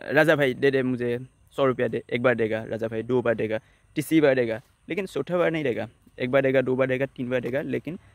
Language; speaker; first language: Hindi; non-native, local second language; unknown